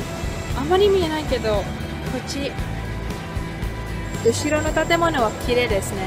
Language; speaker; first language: Japanese; non-native, learner; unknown